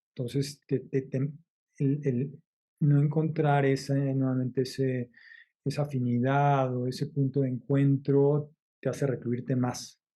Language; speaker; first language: Spanish; native; Spanish